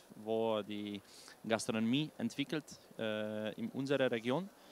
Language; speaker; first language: German; non-native, learner; Slovenian